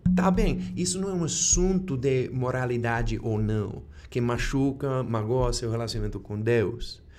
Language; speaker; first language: Portuguese; non-native, fluent; English